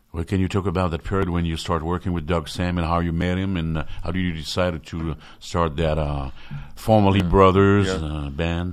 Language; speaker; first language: English; non-native, fluent; French